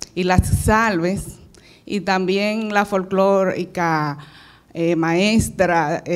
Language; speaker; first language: Spanish; native; Spanish